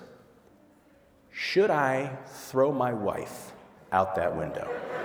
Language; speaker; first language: English; native; English